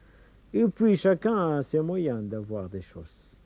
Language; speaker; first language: French; non-native, fluent; Kurdish